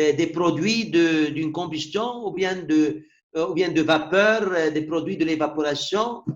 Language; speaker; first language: French; non-native, local second language; Arabic